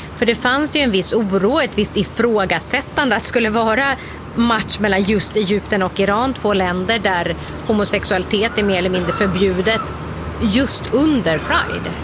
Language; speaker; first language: Swedish; native; Swedish